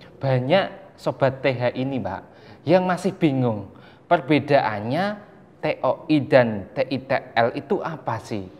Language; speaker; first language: Indonesian; native; Indonesian